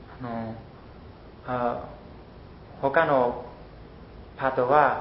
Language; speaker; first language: Japanese; non-native, learner; Khmer